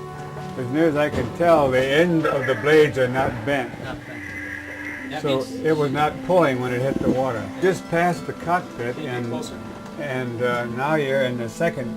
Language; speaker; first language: English; native; English